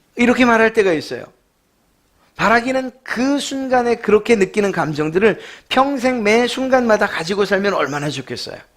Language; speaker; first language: Korean; native; Korean